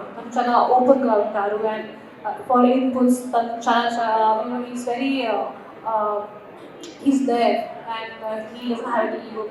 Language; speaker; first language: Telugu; non-native, local second language; Hindi